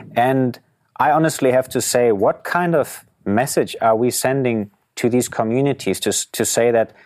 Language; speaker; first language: English; non-native, fluent; German